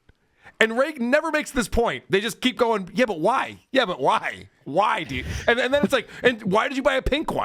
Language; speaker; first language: English; native; English